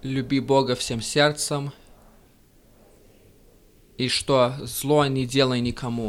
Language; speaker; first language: Russian; early bilingual, heritage; Russian